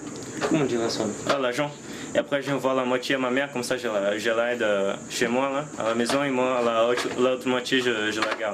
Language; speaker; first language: French; non-native, fluent; Portuguese